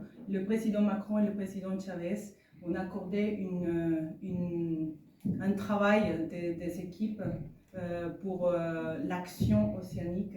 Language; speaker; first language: French; non-native, fluent; Spanish